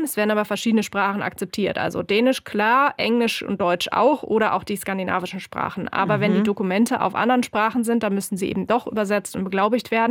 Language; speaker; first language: German; native; German